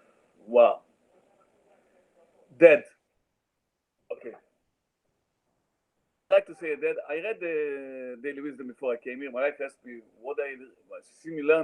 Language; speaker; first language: English; non-native, learner; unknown